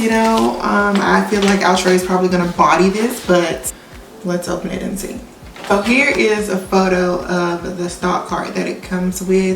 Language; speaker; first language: English; native; English